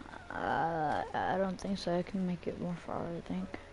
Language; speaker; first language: English; early bilingual, other home language; Spanish